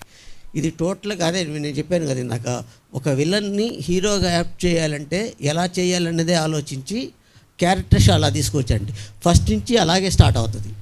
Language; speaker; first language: Telugu; native; Telugu